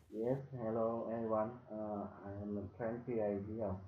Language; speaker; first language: English; non-native, learner; Vietnamese